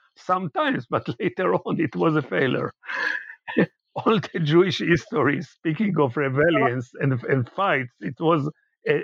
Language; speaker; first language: English; non-native, fluent; Hebrew